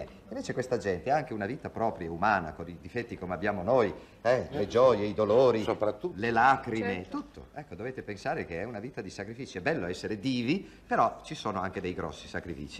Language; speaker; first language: Italian; native; Italian